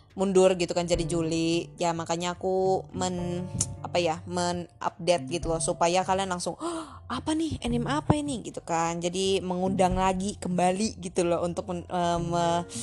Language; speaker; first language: Indonesian; native; Indonesian